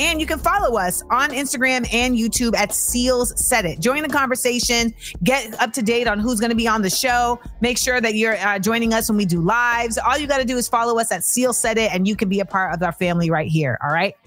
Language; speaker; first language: English; native; English